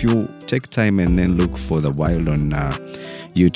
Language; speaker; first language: English; non-native, local second language; Nyankole